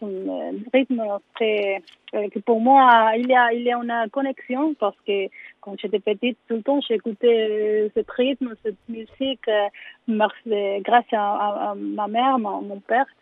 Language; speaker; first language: French; non-native, learner; Spanish